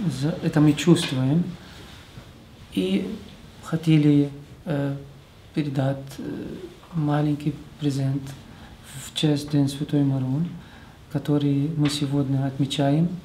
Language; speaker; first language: Russian; non-native, learner; Arabic